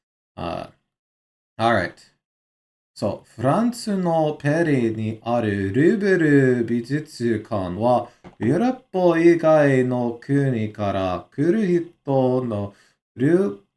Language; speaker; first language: Japanese; non-native, learner; English